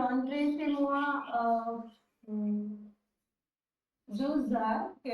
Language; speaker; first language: French; non-native, learner; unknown